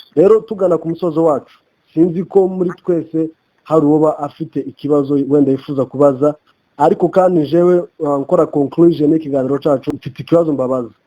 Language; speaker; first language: Kinyarwanda; native; Kinyarwanda